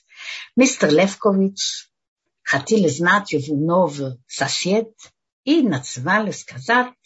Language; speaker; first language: Russian; early bilingual, heritage; Russian